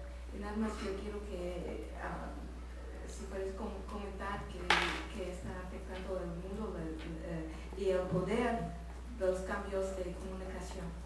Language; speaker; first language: Spanish; non-native, learner; English